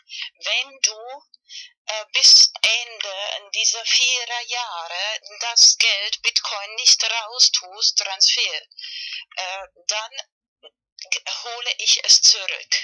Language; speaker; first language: German; non-native, fluent; Spanish